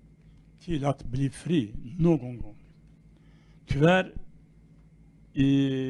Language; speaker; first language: Swedish; non-native, fluent; Kurdish